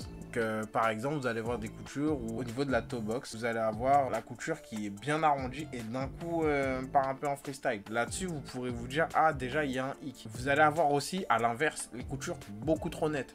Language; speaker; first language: French; native; French